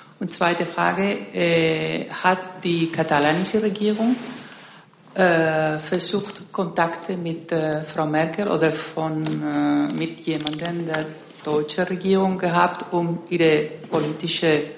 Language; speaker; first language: German; non-native, fluent; Spanish